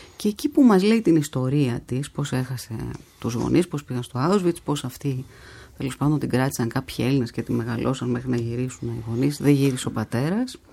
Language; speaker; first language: Greek; native; Greek